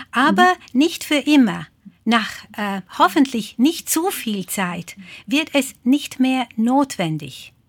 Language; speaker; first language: German; non-native, fluent; Croatian